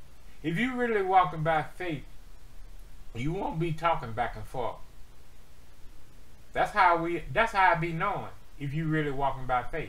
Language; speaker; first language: English; native; English